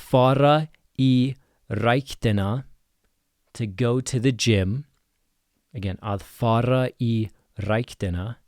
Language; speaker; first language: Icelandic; non-native, fluent; English